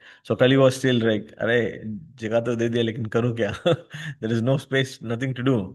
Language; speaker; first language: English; non-native, local second language; Hindi